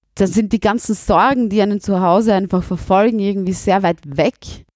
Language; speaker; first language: German; native; German